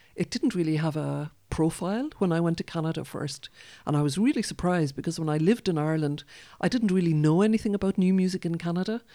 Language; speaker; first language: English; non-native, local second language; Irish